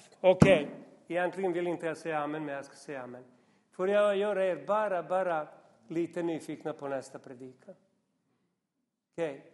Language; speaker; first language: Swedish; non-native, fluent; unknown